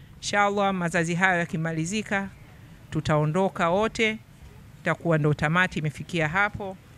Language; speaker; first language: Swahili; native; Swahili